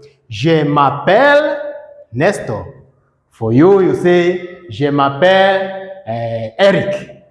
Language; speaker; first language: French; non-native, fluent; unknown